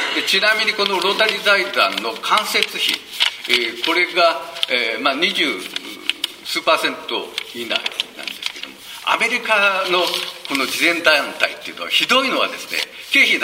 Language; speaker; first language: Japanese; native; Japanese